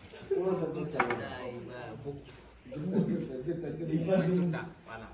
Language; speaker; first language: French; non-native, learner; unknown